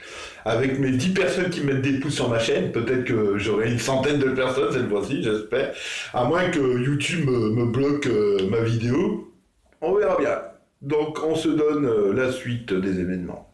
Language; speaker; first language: French; native; French